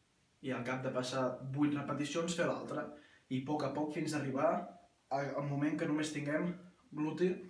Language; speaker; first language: Catalan; native; Catalan